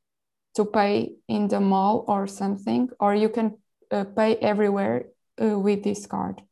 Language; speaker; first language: English; non-native, local second language; Portuguese